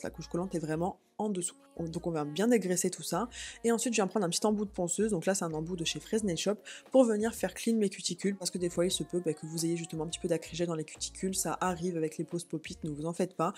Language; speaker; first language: French; native; French